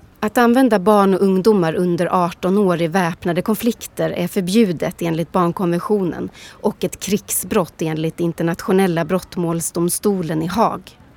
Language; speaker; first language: Swedish; native; Swedish